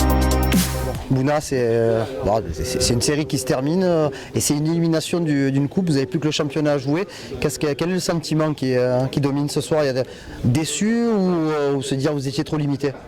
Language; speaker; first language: French; native; French